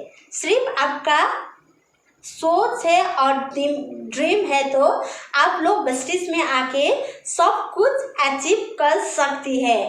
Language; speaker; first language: Hindi; non-native, local second language; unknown